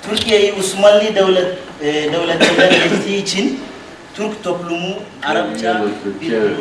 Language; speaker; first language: Turkish; non-native, learner; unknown